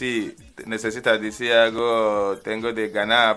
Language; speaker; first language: Spanish; non-native, learner; English